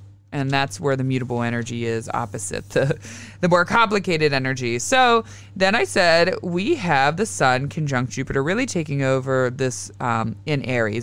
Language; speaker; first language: English; native; English